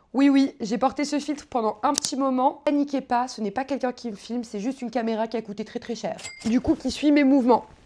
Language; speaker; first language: French; native; French